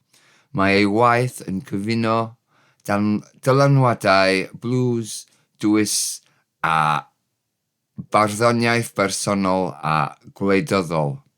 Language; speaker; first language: Welsh; non-native, learner; English